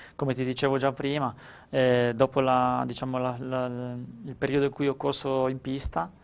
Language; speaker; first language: Italian; native; Italian